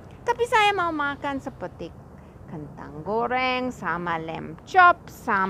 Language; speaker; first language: Indonesian; non-native, fluent; English